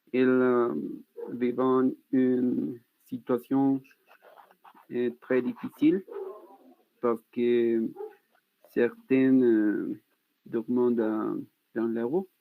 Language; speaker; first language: French; non-native, learner; Spanish